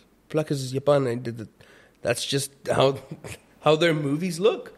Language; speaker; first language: English; non-native, local second language; Afrikaans